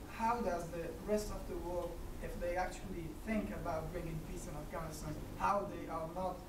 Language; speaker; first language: English; non-native, fluent; Persian